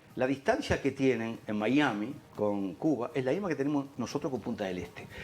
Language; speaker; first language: Spanish; native; Spanish